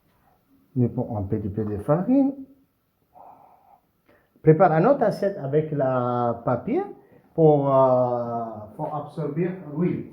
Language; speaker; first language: French; non-native, fluent; Italian